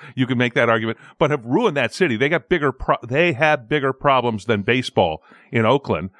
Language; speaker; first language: English; native; English